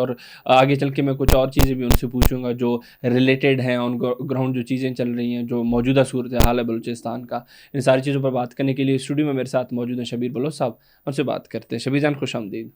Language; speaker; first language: Urdu; non-native, local second language; Baluchi